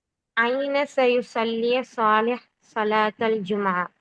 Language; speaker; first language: Arabic; non-native, learner; Tamil